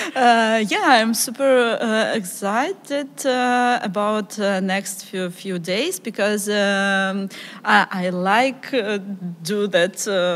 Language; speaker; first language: English; non-native, learner; Ukrainian